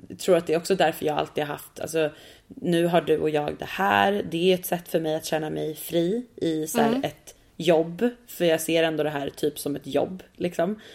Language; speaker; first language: Swedish; native; Swedish